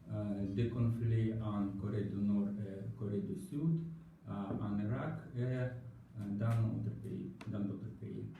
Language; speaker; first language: French; non-native, learner; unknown